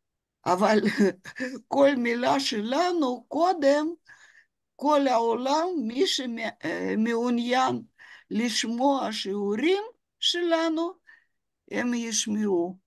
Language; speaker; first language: Hebrew; non-native, fluent; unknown